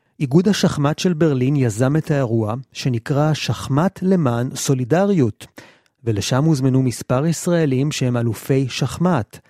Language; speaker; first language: Hebrew; native; Hebrew